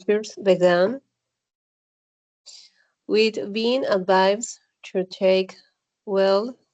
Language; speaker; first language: English; non-native, learner; Spanish